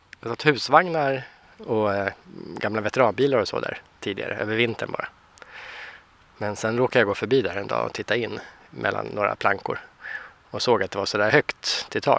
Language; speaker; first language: Swedish; native; Swedish